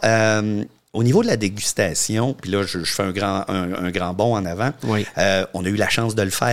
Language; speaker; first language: French; native; French